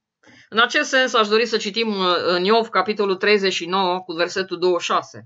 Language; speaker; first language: Romanian; native; Romanian